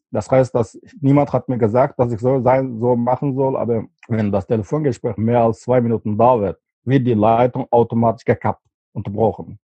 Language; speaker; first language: German; non-native, fluent; Uyghur